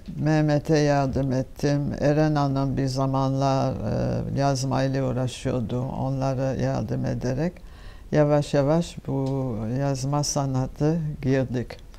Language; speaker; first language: Turkish; non-native, fluent; French